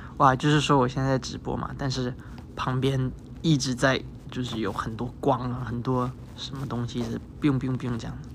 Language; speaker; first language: Chinese; early bilingual, heritage; Chinese